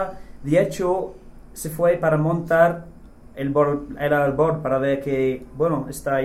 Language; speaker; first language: Spanish; non-native, fluent; English